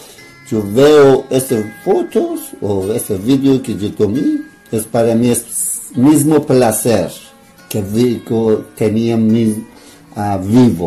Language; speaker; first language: Spanish; non-native, learner; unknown